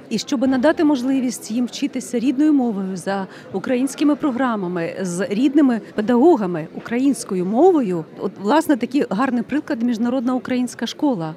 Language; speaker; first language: Ukrainian; native; Ukrainian